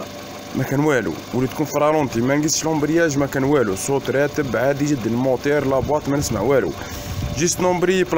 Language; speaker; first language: Arabic; native; Arabic